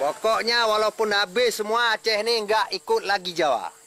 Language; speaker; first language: Indonesian; non-native, local second language; Achinese